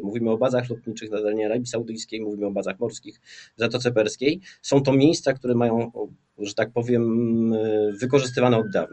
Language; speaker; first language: Polish; native; Polish